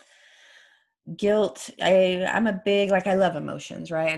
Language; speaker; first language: English; non-native, fluent; Persian